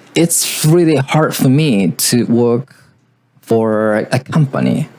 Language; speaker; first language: English; non-native, learner; Japanese